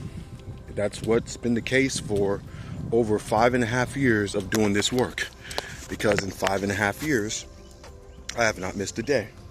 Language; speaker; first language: English; native; English